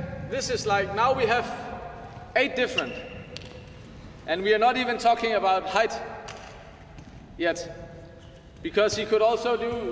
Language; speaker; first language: English; non-native, fluent; Danish